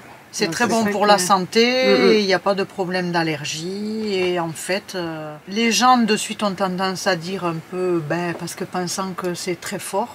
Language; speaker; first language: French; native; French